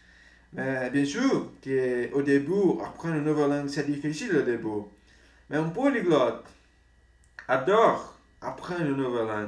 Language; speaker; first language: French; non-native, learner; Portuguese